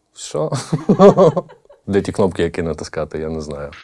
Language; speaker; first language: Ukrainian; native; Ukrainian